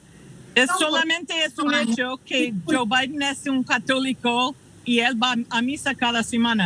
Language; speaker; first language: Spanish; non-native, fluent; English